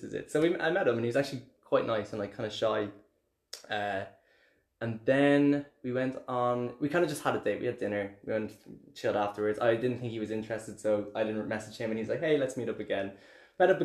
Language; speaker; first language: English; native; English